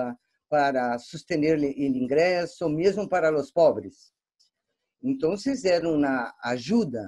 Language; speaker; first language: Spanish; non-native, fluent; Portuguese